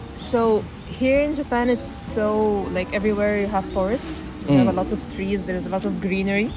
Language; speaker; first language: English; non-native, fluent; Arabic